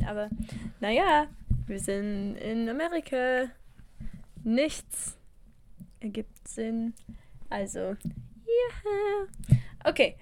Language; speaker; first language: German; non-native, learner; English